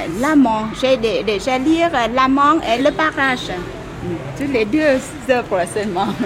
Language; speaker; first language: French; non-native, fluent; Vietnamese